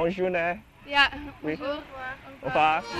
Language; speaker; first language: French; non-native, learner; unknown